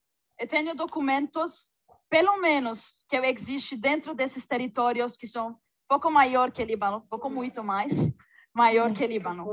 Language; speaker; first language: Portuguese; non-native, fluent; Arabic